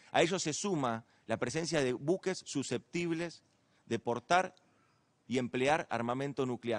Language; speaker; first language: Spanish; native; Spanish